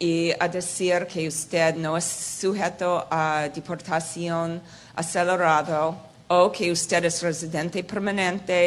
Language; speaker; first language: Spanish; non-native, fluent; English